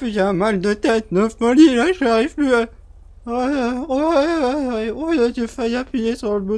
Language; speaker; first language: French; native; French